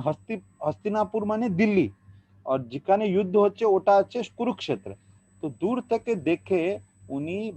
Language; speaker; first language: Bangla; non-native, learner; Hindi